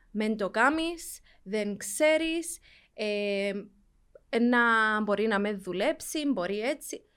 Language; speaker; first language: Greek; early bilingual, heritage; Greek